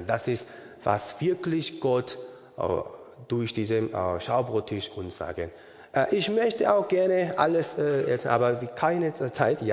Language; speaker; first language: German; non-native, learner; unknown